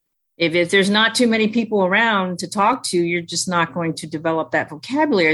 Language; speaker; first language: English; early bilingual, other home language; Chinese